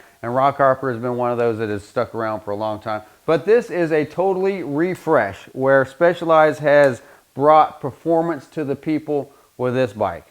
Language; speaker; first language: English; native; English